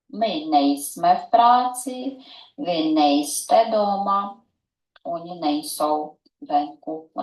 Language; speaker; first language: Czech; non-native, fluent; Ukrainian